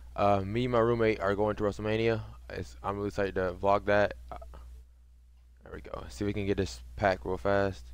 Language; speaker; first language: English; native; English